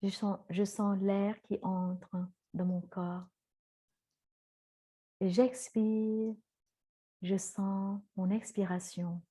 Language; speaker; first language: French; non-native, fluent; Vietnamese